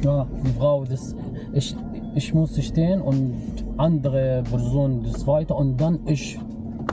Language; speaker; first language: German; non-native, learner; Arabic